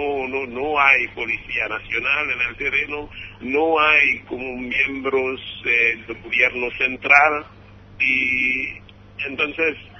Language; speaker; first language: Spanish; non-native, fluent; Haitian Creole